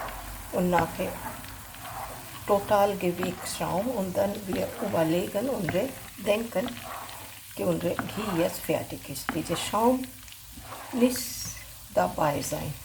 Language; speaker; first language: German; non-native, learner; Hindi